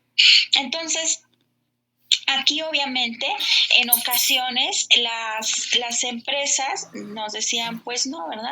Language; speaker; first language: Spanish; native; Spanish